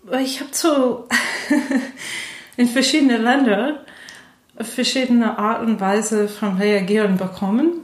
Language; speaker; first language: German; non-native, fluent; English